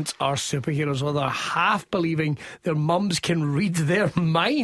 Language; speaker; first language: English; native; English